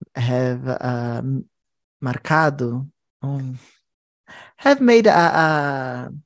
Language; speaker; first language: English; non-native, fluent; Portuguese